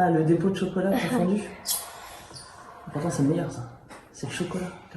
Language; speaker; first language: French; native; French